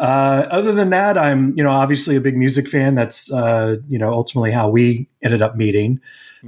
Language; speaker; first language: English; native; English